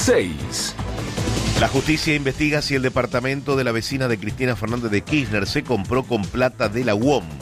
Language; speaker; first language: Spanish; native; Spanish